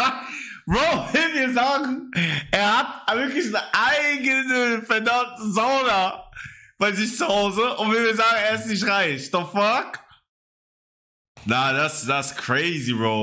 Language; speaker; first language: German; native; German